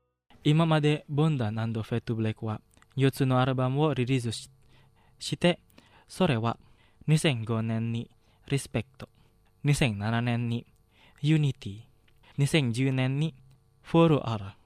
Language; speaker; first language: Japanese; non-native, learner; Indonesian